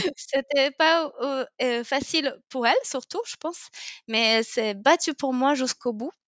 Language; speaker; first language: French; non-native, fluent; Polish